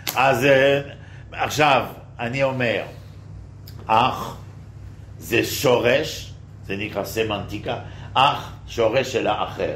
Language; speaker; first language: Hebrew; non-native, fluent; French